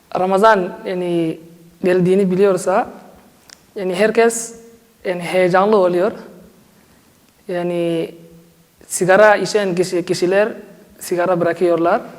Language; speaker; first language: Turkish; non-native, learner; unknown